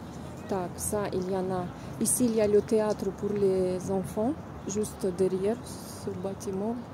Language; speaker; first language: French; non-native, fluent; Russian